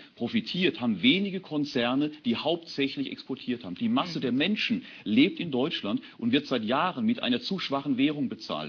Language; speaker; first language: German; native; German